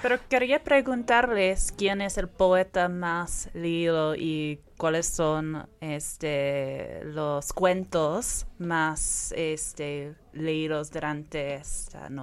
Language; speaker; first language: Spanish; non-native, fluent; English